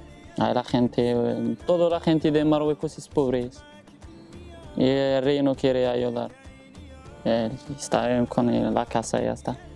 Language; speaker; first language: Spanish; non-native, learner; Arabic